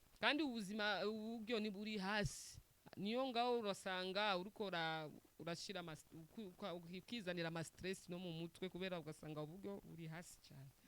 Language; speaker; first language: Rundi; non-native, local second language; Swahili